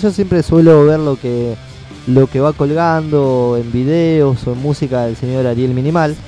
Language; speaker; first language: Spanish; native; Spanish